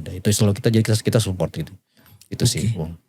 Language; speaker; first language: Indonesian; native; Indonesian